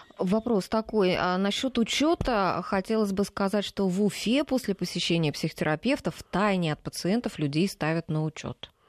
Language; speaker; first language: Russian; native; Russian